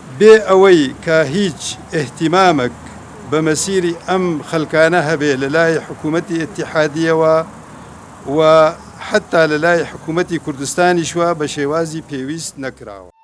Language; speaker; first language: Central Kurdish; non-native, local second language; Kurdish